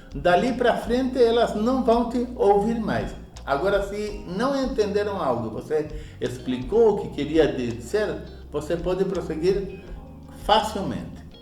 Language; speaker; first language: Portuguese; early bilingual, other home language; Spanish